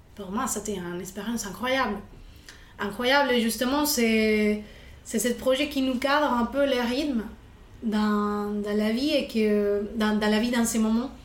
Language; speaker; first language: French; non-native, fluent; Spanish